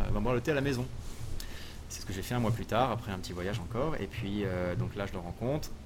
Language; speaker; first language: French; native; French